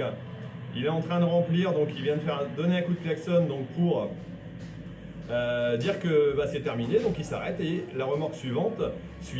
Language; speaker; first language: French; native; French